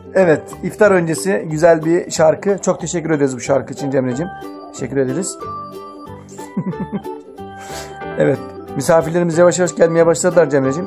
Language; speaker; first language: Turkish; native; Turkish